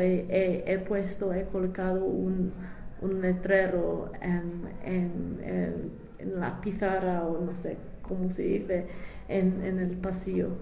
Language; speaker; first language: Spanish; non-native, fluent; English